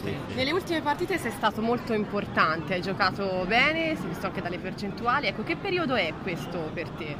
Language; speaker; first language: Italian; native; Italian